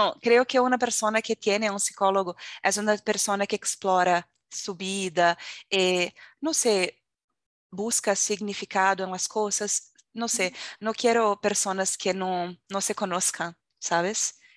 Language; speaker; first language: Spanish; non-native, fluent; Portuguese